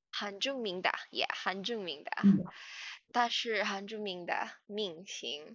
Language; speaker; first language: Chinese; non-native, learner; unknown